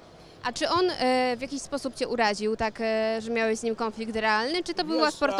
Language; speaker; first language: Polish; native; Polish